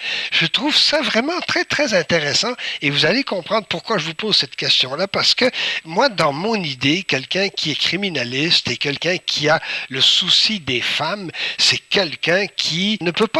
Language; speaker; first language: French; native; French